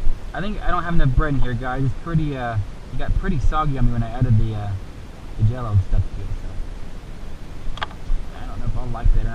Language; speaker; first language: English; native; English